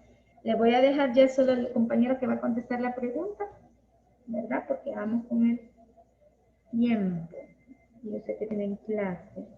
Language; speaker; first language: Spanish; native; Spanish